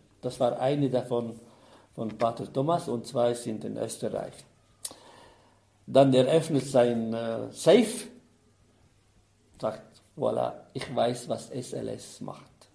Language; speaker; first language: German; non-native, fluent; Arabic